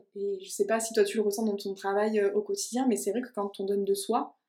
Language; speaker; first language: French; native; French